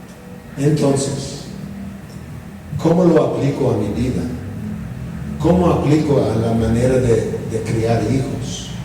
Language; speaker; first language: Spanish; non-native, fluent; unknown